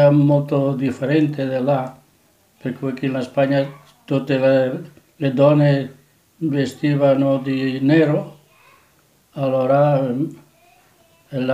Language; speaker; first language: Italian; non-native, learner; Catalan